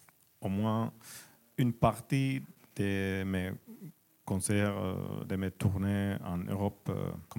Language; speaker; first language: French; non-native, learner; Finnish